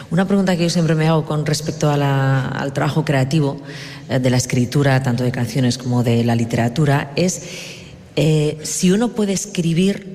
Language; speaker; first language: Spanish; native; Spanish